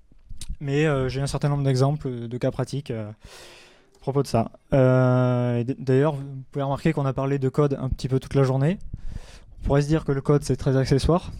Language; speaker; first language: French; native; French